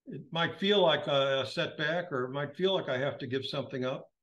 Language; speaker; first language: English; native; English